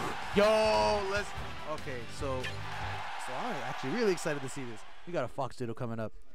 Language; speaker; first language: English; native; English